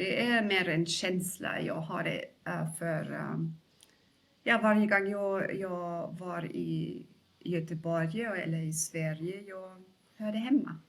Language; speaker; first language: Swedish; non-native, fluent; German